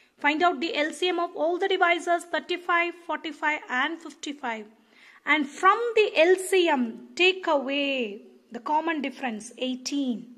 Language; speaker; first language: English; non-native, local second language; Tamil